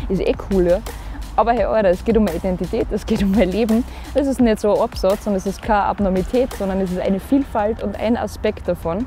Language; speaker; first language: German; native; German